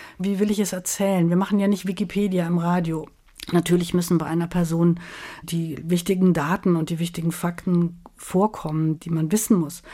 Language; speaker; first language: German; native; German